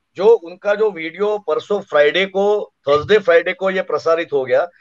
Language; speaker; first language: Hindi; non-native, local second language; Marathi